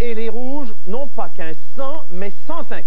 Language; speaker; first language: French; native; French